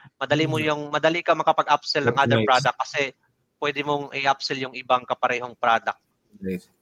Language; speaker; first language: Filipino; non-native, local second language; Cebuano